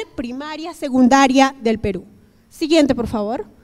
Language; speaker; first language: Spanish; native; Spanish